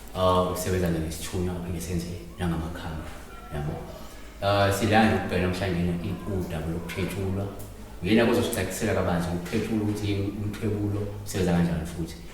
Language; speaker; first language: Zulu; native; Zulu